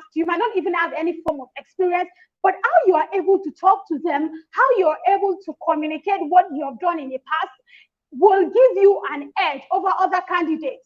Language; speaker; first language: English; non-native, local second language; Yoruba